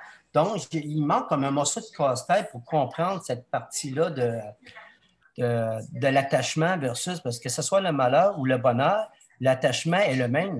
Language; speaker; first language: French; native; French